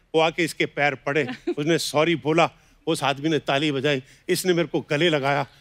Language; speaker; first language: Hindi; native; Hindi